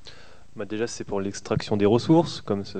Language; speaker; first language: French; native; French